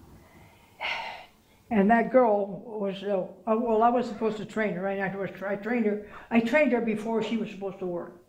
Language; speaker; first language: English; native; English